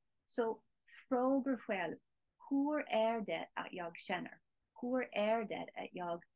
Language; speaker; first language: Swedish; non-native, learner; English